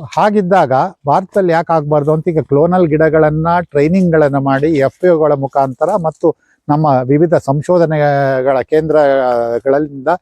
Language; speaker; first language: Kannada; native; Kannada